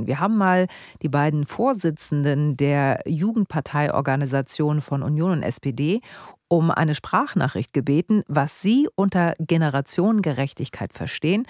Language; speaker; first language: German; native; German